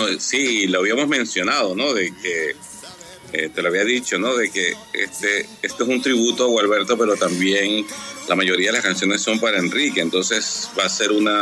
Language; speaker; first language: Spanish; native; Spanish